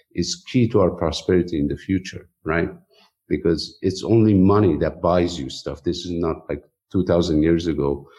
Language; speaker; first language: English; non-native, fluent; Persian